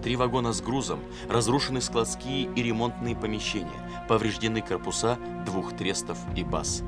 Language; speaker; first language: Russian; native; Russian